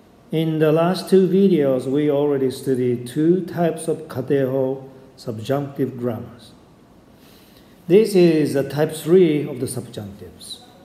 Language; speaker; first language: English; non-native, fluent; Japanese